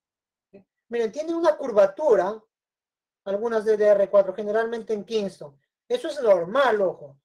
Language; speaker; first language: Spanish; native; Spanish